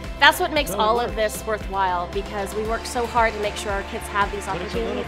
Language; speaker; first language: English; native; English